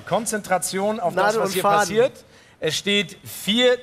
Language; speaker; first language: German; native; German